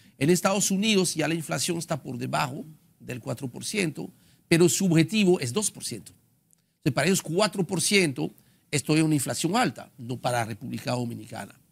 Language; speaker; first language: Spanish; non-native, fluent; French